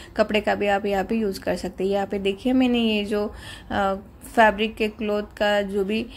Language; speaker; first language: Hindi; non-native, local second language; Marathi